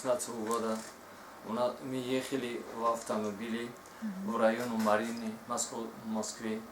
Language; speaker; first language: Russian; non-native, learner; Tajik